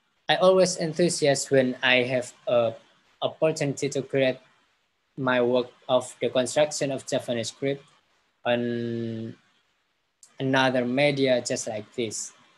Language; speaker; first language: English; non-native, learner; Javanese